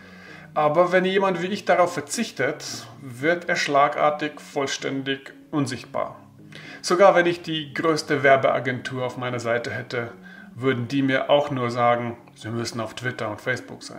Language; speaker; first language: German; native; German